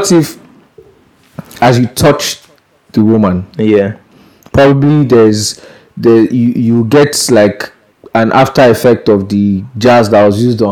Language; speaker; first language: English; non-native, local second language; Yoruba